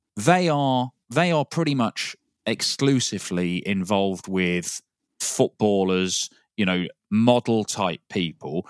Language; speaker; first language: English; native; English